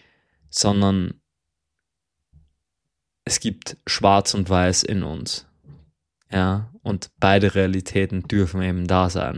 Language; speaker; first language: German; native; German